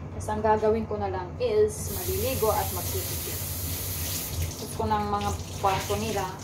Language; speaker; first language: Filipino; non-native, local second language; Iloko